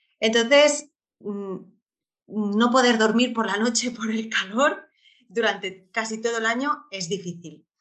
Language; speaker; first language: Spanish; native; Spanish